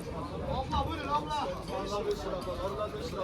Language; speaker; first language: Turkish; native; Turkish